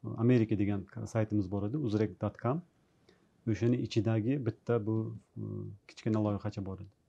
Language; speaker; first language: Uzbek; native; Uzbek